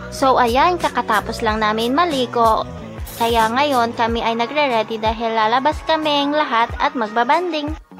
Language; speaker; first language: Filipino; native; Filipino